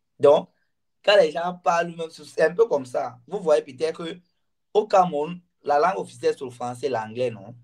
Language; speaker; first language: French; non-native, local second language; Ghomala